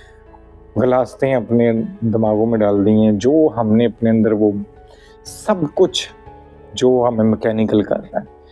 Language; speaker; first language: Hindi; non-native, local second language; Punjabi